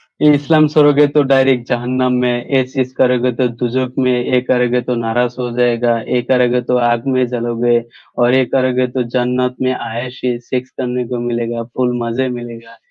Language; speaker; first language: Hindi; non-native, local second language; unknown